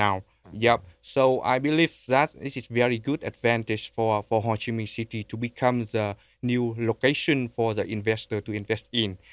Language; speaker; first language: English; non-native, learner; Vietnamese